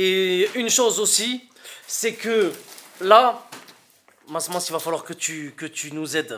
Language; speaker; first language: French; native; French